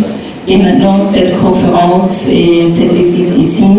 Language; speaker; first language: French; non-native, fluent; German